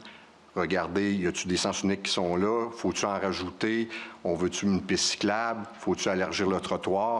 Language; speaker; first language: French; native; French